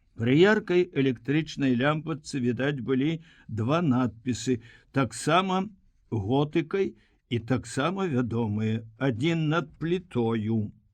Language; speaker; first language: Belarusian; native; Belarusian